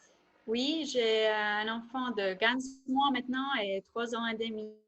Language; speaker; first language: French; non-native, fluent; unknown